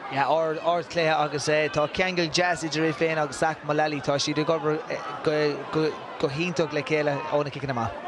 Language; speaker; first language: Irish; non-native, local second language; English